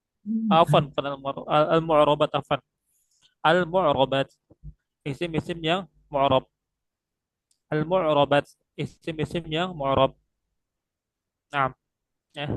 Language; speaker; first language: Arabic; non-native, fluent; Indonesian